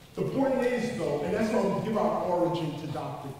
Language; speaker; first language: English; native; English